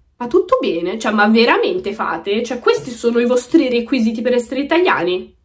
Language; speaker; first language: Italian; early bilingual, other home language; Romanian